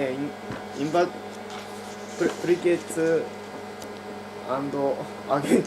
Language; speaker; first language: English; non-native, learner; Japanese